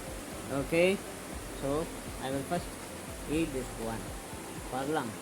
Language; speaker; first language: English; non-native, local second language; Tamil